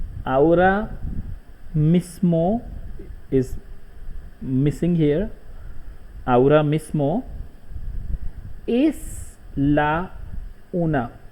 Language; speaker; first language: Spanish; non-native, learner; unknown